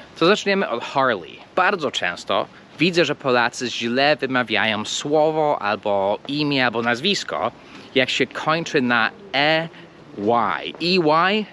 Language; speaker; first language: Polish; non-native, fluent; English